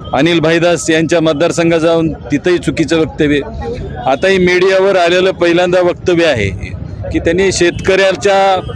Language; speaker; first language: Marathi; native; Marathi